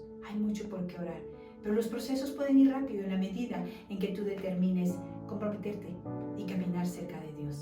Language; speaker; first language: Spanish; native; Spanish